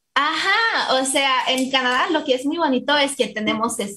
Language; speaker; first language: Spanish; non-native, fluent; English